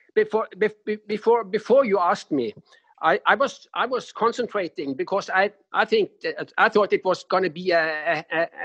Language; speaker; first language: English; non-native, fluent; Norwegian